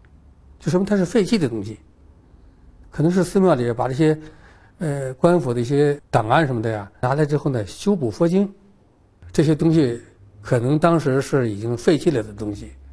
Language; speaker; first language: Chinese; native; Chinese